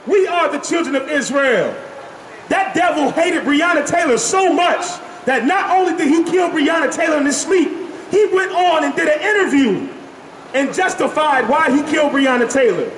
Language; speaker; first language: English; native; English